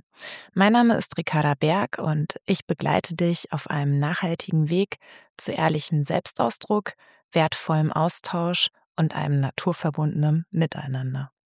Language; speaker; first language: German; native; German